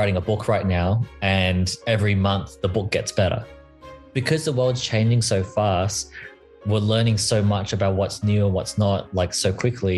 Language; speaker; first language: English; native; English